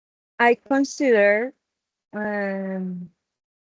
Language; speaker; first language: English; non-native, learner; Spanish